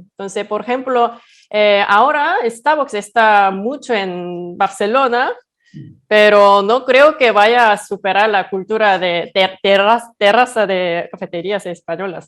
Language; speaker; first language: Spanish; non-native, fluent; Korean